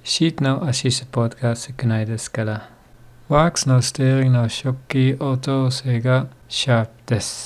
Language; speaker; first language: Japanese; non-native, learner; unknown